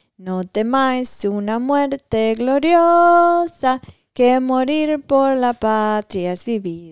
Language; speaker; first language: Spanish; native; Spanish